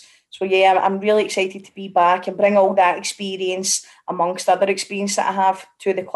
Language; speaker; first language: English; native; English